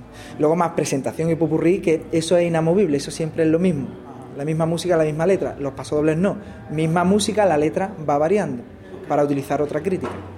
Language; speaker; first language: Spanish; native; Spanish